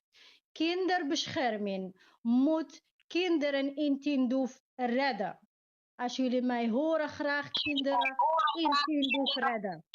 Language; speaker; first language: Dutch; non-native, learner; Arabic